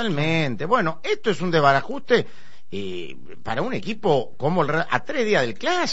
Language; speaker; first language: Spanish; native; Spanish